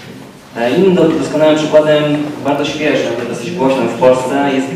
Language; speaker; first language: Polish; native; Polish